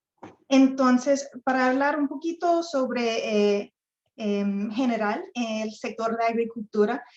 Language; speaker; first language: Spanish; non-native, fluent; English